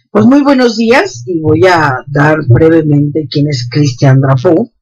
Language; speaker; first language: Spanish; native; Spanish